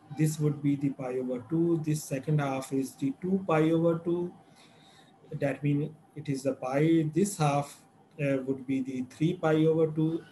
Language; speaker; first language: English; non-native, local second language; Urdu